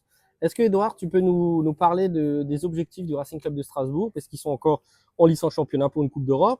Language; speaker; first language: French; native; French